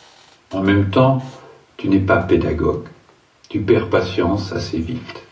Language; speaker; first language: French; native; French